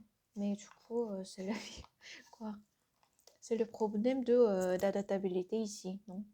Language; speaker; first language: French; non-native, learner; Korean